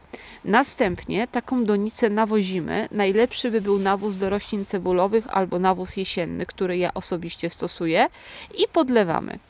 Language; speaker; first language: Polish; native; Polish